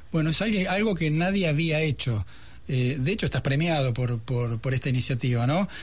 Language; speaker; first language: Spanish; native; Spanish